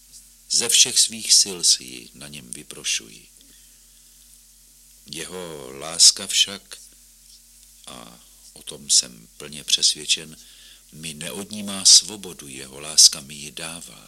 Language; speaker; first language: Czech; native; Czech